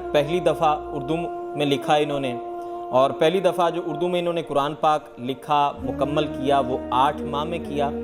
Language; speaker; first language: Urdu; native; Urdu